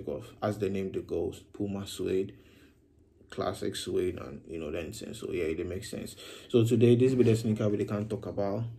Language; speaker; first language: Nigerian Pidgin; non-native, local second language; Akan